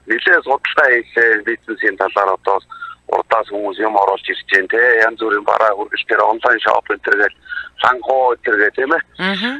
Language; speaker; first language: Mongolian; native; Mongolian